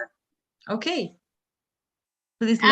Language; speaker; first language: English; non-native, fluent; Spanish